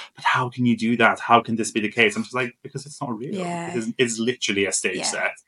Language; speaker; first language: English; non-native, fluent; Maltese